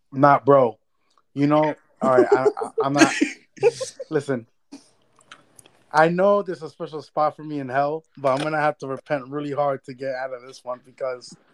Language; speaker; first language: English; early bilingual, other home language; Spanish